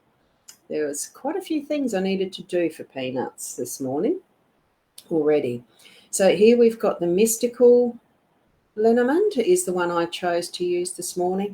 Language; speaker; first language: English; native; English